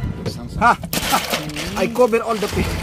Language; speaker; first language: English; non-native, fluent; Filipino